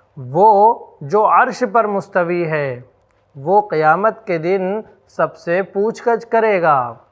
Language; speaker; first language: Urdu; native; Urdu